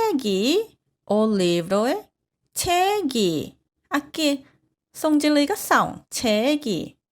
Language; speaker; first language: Portuguese; non-native, fluent; Korean